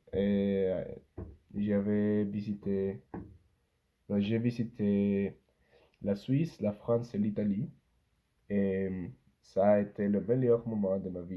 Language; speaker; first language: French; non-native, learner; Spanish